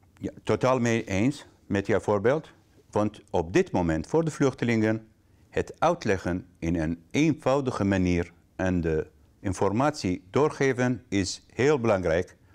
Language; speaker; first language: Dutch; non-native, fluent; Arabic